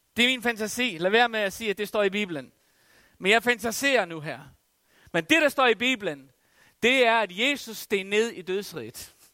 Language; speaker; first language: Danish; non-native, local second language; Faroese